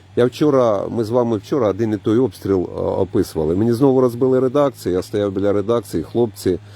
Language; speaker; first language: Ukrainian; native; Ukrainian